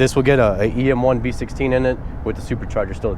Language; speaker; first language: English; native; English